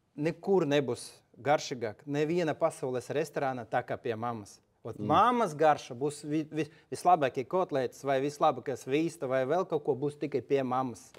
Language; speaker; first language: Latvian; early bilingual, other home language; Russian